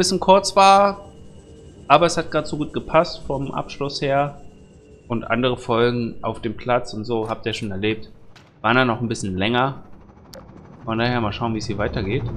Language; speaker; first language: German; native; German